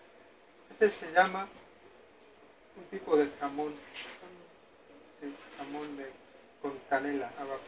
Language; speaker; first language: Spanish; non-native, fluent; Persian